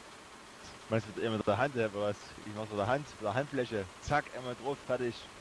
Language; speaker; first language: German; native; German